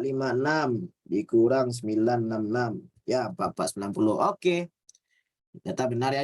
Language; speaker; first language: Indonesian; native; Indonesian